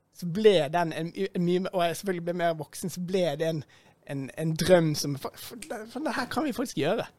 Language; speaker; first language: Norwegian; native; Norwegian